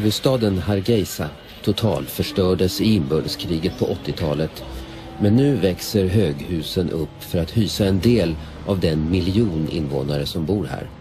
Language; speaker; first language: Swedish; native; Swedish